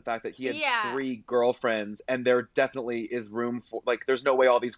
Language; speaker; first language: English; native; English